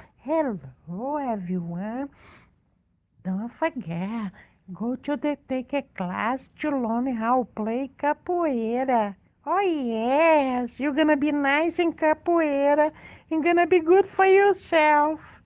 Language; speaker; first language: English; non-native, learner; Portuguese